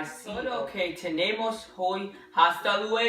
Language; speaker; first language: Spanish; non-native, learner; English